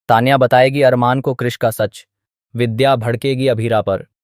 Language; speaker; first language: Hindi; native; Hindi